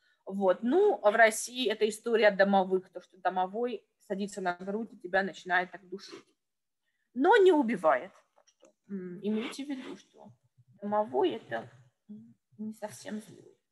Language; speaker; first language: Russian; native; Russian